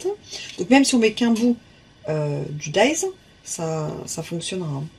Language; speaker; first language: French; native; French